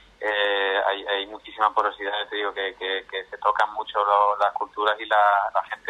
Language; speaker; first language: Spanish; native; Spanish